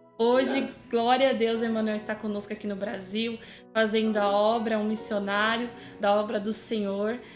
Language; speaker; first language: Portuguese; native; Portuguese